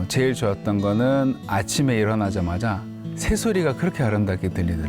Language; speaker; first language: Korean; native; Korean